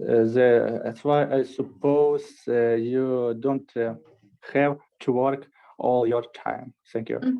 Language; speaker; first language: English; non-native, learner; Russian